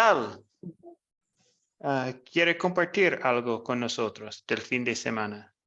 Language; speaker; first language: Spanish; non-native, fluent; English